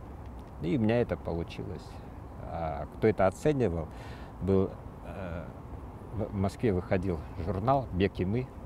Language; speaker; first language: Russian; native; Russian